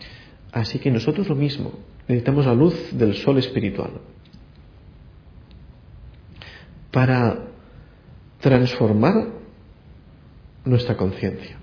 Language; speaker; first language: Spanish; native; Spanish